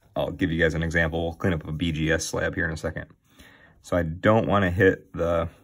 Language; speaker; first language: English; native; English